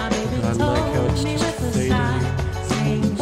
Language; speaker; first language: English; native; English